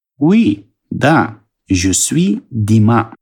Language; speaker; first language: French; non-native, learner; Russian